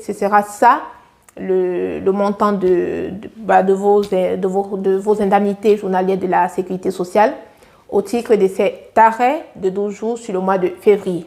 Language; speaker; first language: French; native; French